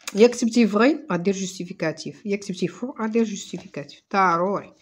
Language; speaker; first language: French; non-native, local second language; Arabic